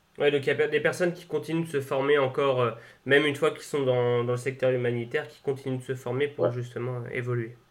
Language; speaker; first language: French; native; French